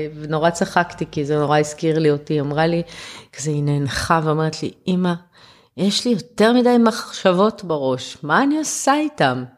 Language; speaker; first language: Hebrew; early bilingual, other home language; German